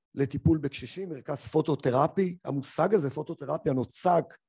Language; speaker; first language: Hebrew; early bilingual, other home language; Arabic